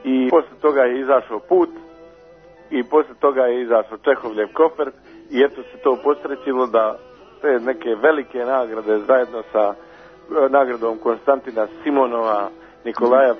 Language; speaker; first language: Serbian; native; Serbian